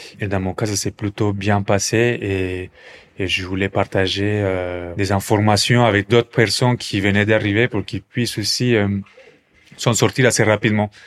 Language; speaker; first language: French; non-native, fluent; Spanish